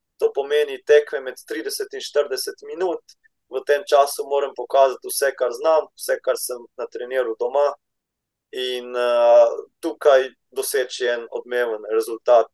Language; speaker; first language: Slovenian; native; Slovenian